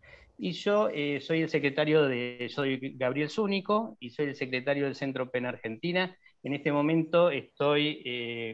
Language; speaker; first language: Spanish; native; Spanish